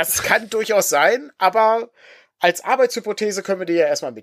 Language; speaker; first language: German; native; German